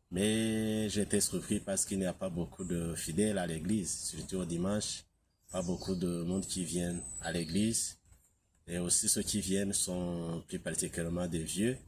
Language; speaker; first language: French; non-native, local second language; Kinyarwanda